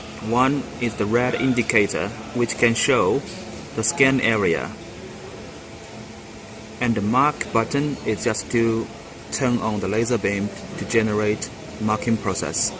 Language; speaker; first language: English; non-native, learner; Chinese